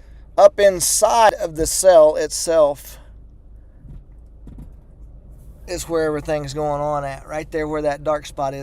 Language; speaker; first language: English; native; English